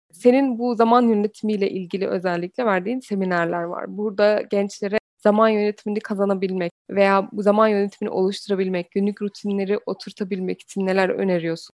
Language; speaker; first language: Turkish; early bilingual, heritage; Turkish